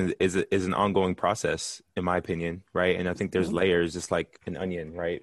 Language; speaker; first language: English; native; English